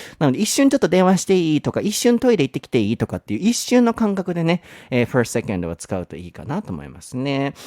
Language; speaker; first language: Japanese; native; Japanese